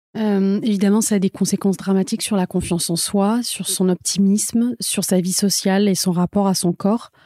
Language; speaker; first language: French; native; French